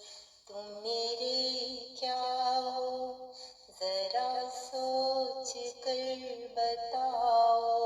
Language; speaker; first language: Urdu; native; Urdu